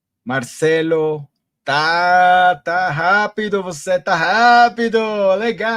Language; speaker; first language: Portuguese; non-native, learner; Spanish